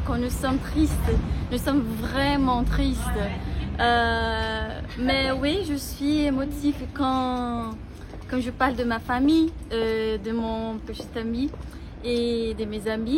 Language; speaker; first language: French; non-native, learner; Portuguese